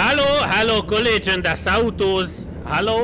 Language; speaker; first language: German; non-native, learner; Hungarian